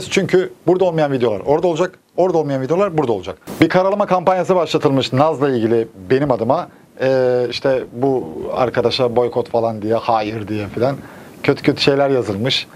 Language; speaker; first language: Turkish; native; Turkish